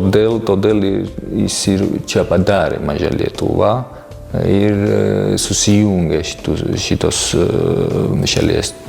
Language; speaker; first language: Lithuanian; non-native, fluent; Georgian